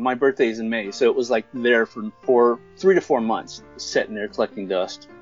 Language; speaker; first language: English; native; English